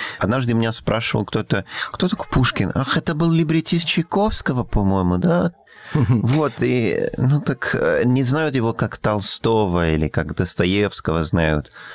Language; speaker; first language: Russian; non-native, fluent; English